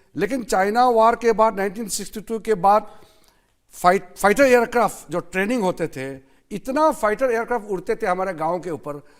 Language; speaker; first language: Hindi; non-native, local second language; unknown